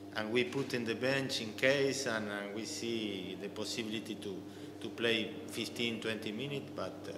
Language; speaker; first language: English; non-native, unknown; Arabic